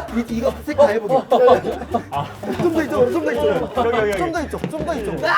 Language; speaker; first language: Korean; native; Korean